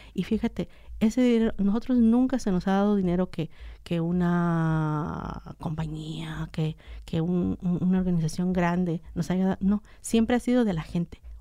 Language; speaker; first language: Spanish; early bilingual, heritage; Spanish